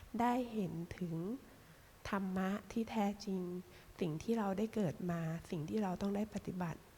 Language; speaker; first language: Thai; native; Thai